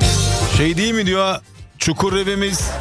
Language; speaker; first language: Turkish; native; Turkish